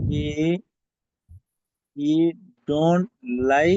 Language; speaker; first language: English; non-native, learner; Bangla